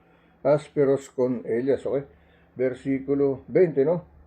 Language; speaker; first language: Spanish; non-native, learner; Filipino